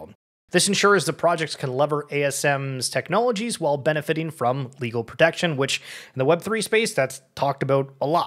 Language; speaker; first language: English; native; English